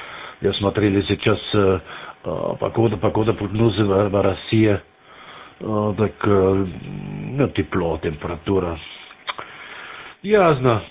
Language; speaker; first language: Russian; non-native, learner; German